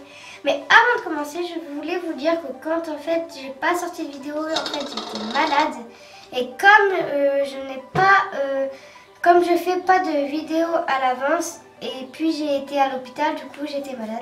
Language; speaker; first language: French; native; French